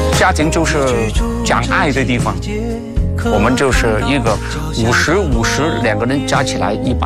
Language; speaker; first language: Chinese; non-native, local second language; Cantonese